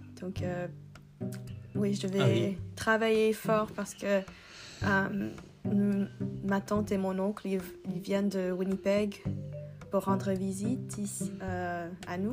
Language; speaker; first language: French; non-native, learner; English